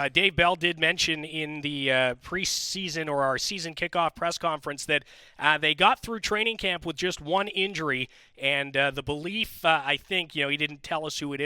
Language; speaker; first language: English; native; English